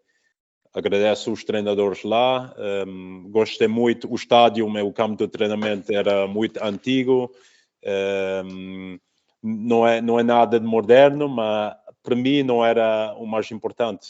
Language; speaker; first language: Portuguese; early bilingual, heritage; Portuguese